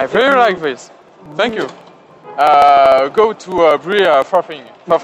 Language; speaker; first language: English; non-native, learner; French